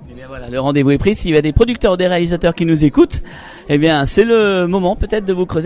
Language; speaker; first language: French; native; French